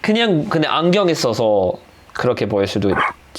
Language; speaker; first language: Korean; non-native, fluent; English